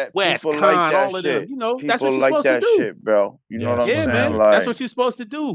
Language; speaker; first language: English; native; English